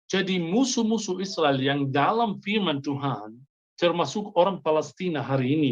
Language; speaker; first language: Indonesian; non-native, fluent; Hebrew